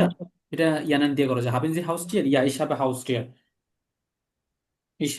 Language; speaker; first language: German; non-native, learner; Bangla